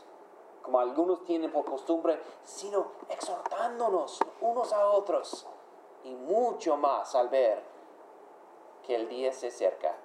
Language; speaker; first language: Spanish; non-native, fluent; English